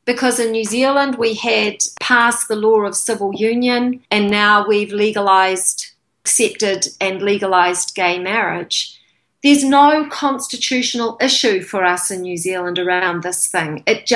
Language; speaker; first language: English; native; English